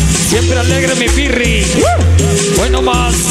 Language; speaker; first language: Spanish; native; Spanish